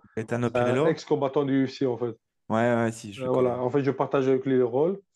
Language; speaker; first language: French; non-native, fluent; Russian